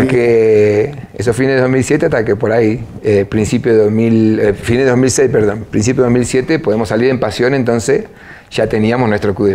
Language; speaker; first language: Spanish; native; Spanish